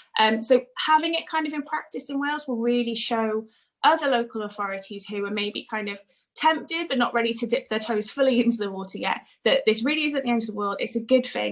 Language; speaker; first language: English; native; English